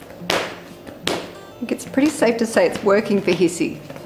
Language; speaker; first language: English; native; English